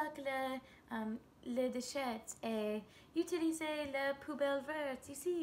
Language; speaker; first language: French; non-native, learner; English